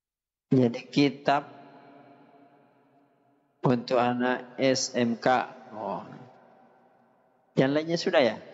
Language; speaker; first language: Indonesian; native; Indonesian